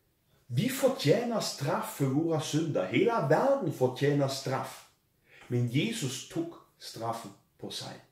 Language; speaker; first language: Swedish; non-native, fluent; German